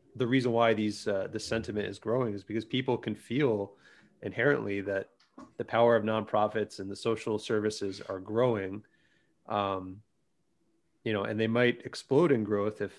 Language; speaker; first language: English; early bilingual, other home language; Greek